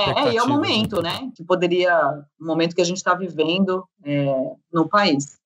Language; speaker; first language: Portuguese; native; Portuguese